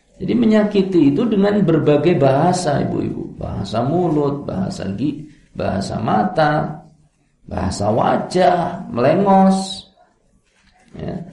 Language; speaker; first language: Indonesian; non-native, local second language; Javanese